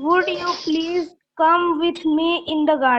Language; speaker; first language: English; non-native, learner; Hindi